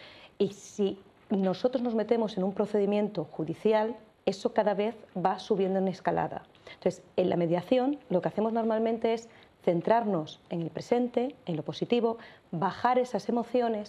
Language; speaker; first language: Spanish; native; Spanish